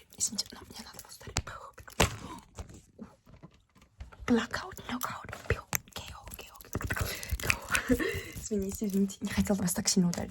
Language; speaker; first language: Russian; early bilingual, heritage; Russian